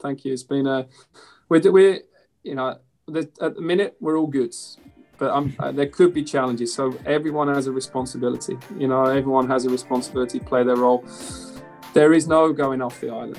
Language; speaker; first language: English; native; English